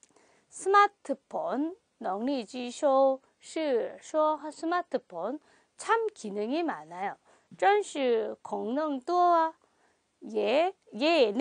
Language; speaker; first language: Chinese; non-native, fluent; Korean